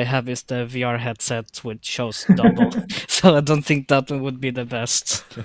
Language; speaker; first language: English; non-native, fluent; Norwegian